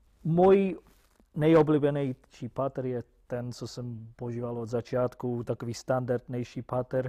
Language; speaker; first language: Czech; non-native, fluent; English